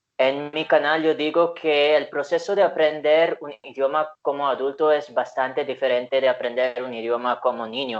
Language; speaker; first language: Spanish; non-native, fluent; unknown